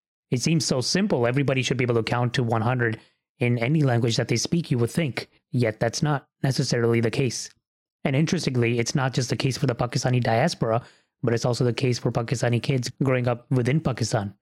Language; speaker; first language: English; early bilingual, other home language; Punjabi